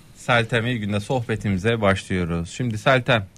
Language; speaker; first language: Turkish; native; Turkish